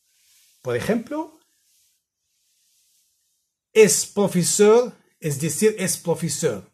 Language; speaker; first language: Spanish; non-native, fluent; Arabic